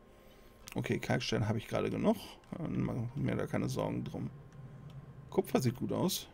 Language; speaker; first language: German; native; German